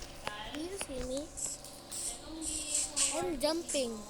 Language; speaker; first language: English; non-native, local second language; Filipino